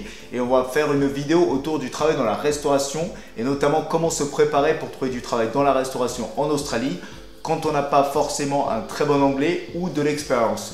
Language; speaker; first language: French; native; French